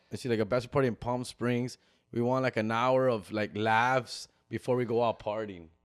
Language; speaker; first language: English; early bilingual, other home language; Spanish